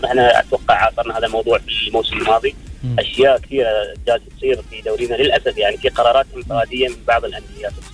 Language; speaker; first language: Arabic; native; Arabic